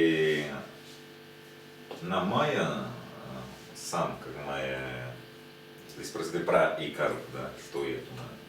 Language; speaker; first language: Russian; non-native, learner; Spanish